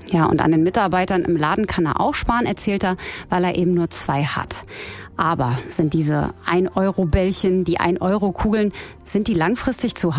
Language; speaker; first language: German; native; German